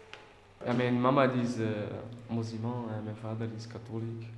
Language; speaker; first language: Dutch; early bilingual, other home language; Albanian